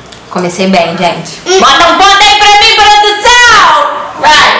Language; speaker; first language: Portuguese; native; Portuguese